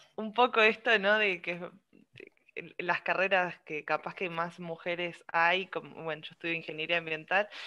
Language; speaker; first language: Spanish; native; Spanish